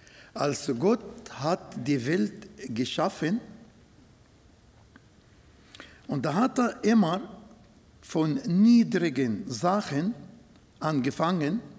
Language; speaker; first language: German; non-native, fluent; Arabic